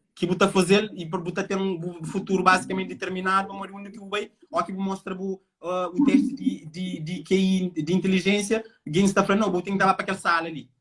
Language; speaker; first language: Portuguese; non-native, local second language; Kabuverdianu